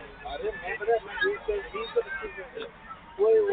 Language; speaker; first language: Hindi; native; Hindi